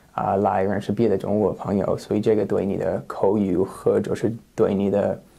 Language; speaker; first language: Chinese; non-native, learner; English